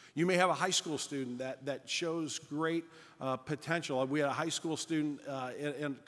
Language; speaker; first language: English; native; English